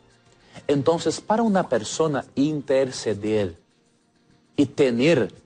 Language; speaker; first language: Spanish; non-native, fluent; Portuguese